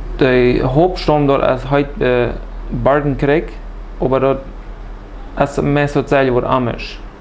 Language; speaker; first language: German; early bilingual, heritage; Plautdietsch